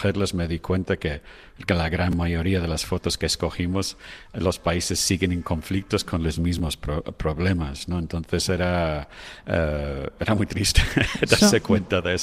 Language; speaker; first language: Spanish; non-native, fluent; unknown